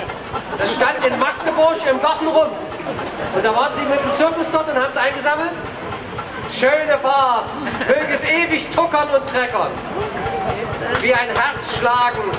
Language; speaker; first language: German; native; German